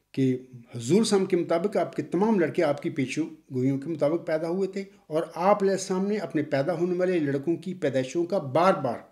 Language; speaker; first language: Urdu; native; Urdu